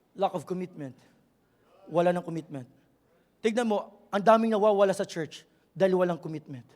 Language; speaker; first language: Filipino; native; Filipino